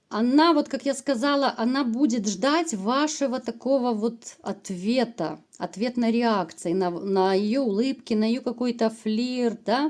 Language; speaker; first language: Russian; native; Russian